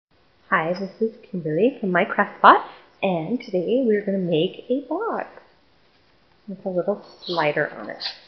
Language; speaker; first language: English; native; English